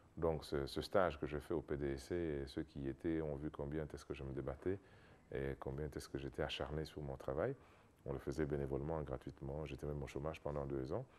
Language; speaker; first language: French; non-native, local second language; Lingala